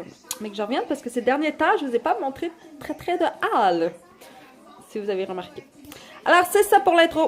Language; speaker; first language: French; native; French